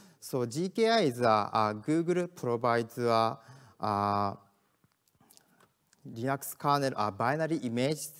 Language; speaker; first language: English; non-native, learner; Japanese